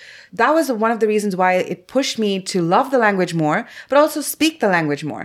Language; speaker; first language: English; non-native, local second language; Tamil